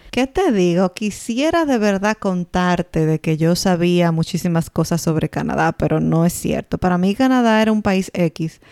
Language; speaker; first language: Spanish; native; Spanish